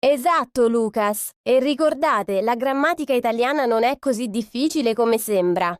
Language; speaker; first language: Italian; non-native, fluent; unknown